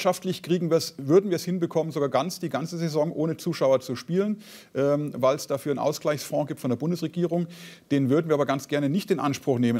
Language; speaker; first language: German; native; German